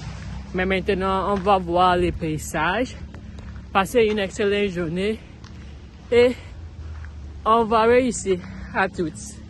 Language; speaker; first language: French; non-native, learner; English